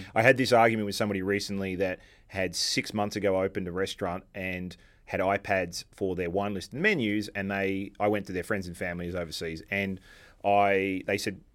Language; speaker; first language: English; native; English